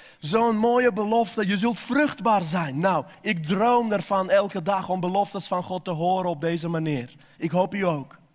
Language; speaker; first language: Dutch; non-native, fluent; Armenian